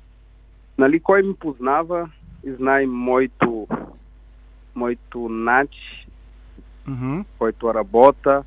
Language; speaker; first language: Bulgarian; non-native, learner; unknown